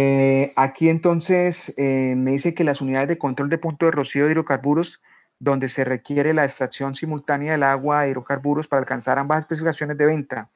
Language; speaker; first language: Spanish; native; Spanish